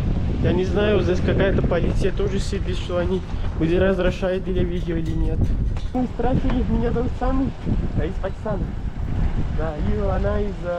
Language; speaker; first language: Russian; non-native, learner; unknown